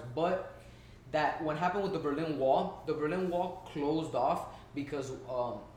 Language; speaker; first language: English; early bilingual, heritage; Spanish